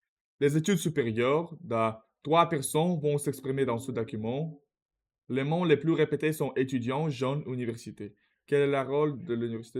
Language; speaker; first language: French; non-native, learner; Russian